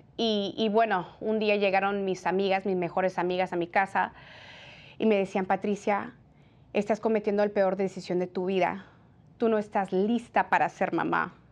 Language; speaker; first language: Spanish; early bilingual, heritage; Spanish